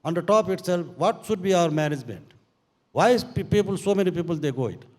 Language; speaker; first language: English; non-native, local second language; Nepali